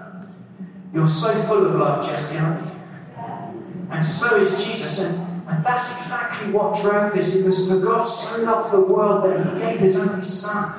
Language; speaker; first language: English; native; English